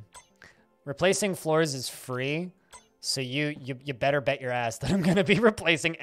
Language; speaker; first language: English; native; English